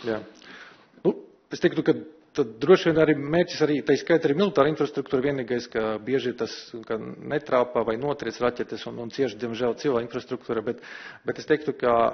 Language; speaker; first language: Latvian; non-native, local second language; Russian